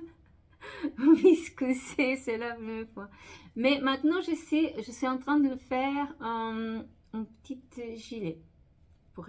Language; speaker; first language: French; non-native, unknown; Portuguese